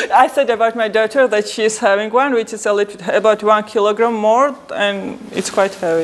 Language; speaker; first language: English; non-native, learner; Georgian